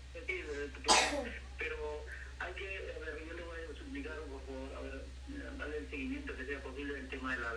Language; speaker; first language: Spanish; native; Spanish